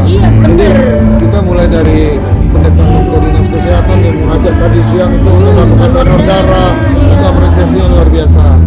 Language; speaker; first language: Indonesian; native; Indonesian